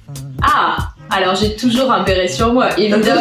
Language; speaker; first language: French; native; French